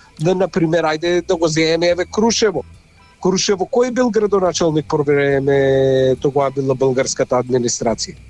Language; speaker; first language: Macedonian; native; Macedonian